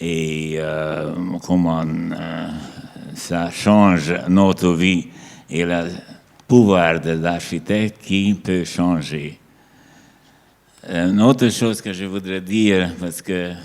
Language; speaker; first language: French; non-native, learner; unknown